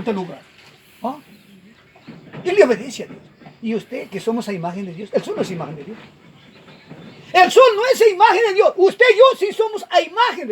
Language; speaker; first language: Spanish; native; Spanish